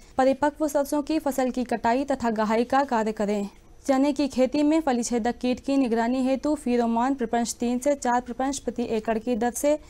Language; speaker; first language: Hindi; native; Hindi